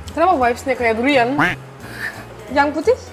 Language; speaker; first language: Indonesian; non-native, fluent; Turkish